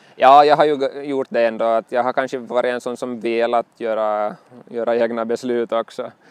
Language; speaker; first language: Swedish; native; Swedish